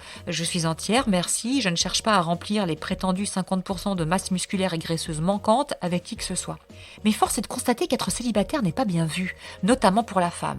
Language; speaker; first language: French; native; French